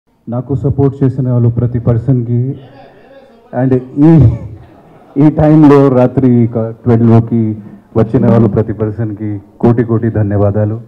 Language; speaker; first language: Telugu; non-native, fluent; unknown